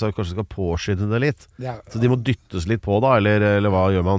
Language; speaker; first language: Norwegian; native; Norwegian